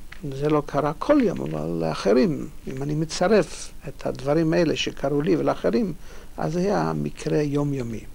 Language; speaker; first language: Hebrew; non-native, fluent; Polish